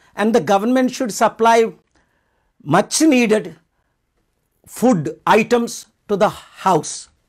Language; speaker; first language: English; non-native, local second language; Telugu